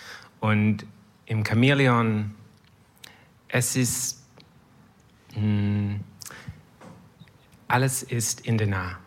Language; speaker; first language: German; non-native, learner; French